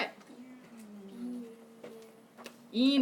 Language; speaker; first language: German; non-native, fluent; English